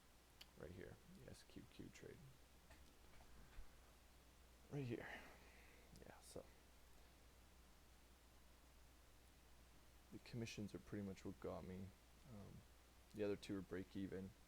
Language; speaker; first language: English; native; English